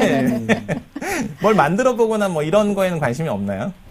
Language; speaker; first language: Korean; native; Korean